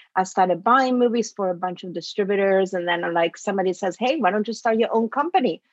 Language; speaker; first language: English; early bilingual, other home language; Italian